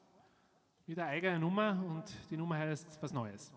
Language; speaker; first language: German; native; German